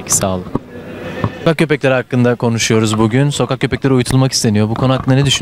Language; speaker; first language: Turkish; native; Turkish